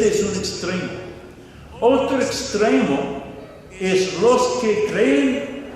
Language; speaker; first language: Spanish; non-native, fluent; English